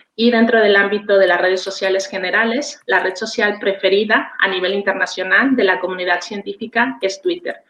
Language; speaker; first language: Spanish; native; Spanish